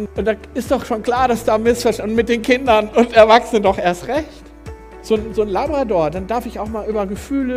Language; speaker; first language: German; native; German